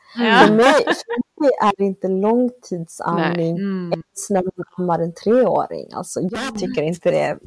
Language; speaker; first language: Swedish; early bilingual, other home language; Spanish